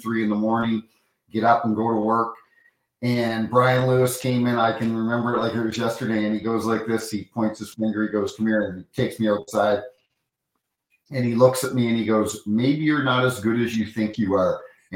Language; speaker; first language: English; native; English